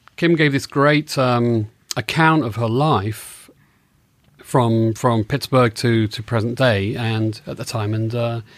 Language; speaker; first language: English; native; English